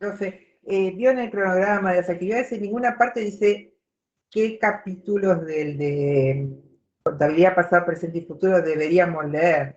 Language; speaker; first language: Spanish; native; Spanish